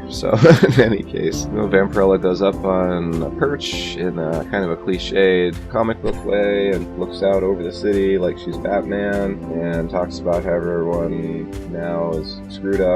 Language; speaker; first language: English; native; English